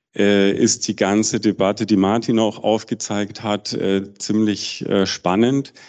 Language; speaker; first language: German; native; German